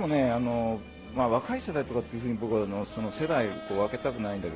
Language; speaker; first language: Japanese; native; Japanese